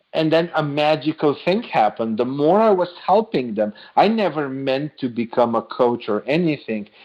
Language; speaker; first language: English; non-native, fluent; Slovenian